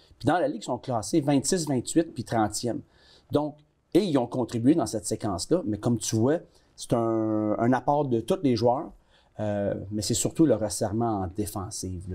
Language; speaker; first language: French; native; French